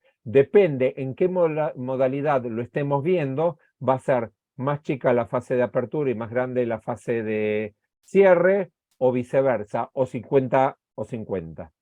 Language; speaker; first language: Spanish; native; Spanish